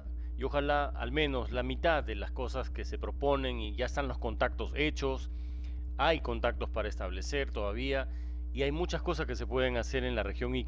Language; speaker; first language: Spanish; native; Spanish